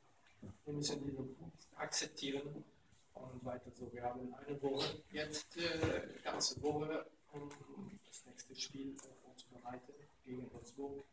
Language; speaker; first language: German; non-native, local second language; French